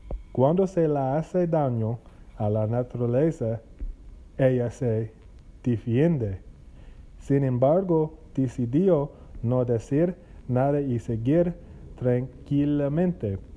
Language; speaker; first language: Spanish; non-native, learner; English